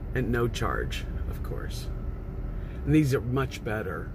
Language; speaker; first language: English; native; English